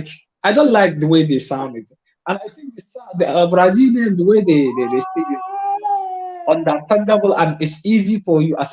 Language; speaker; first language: English; non-native, fluent; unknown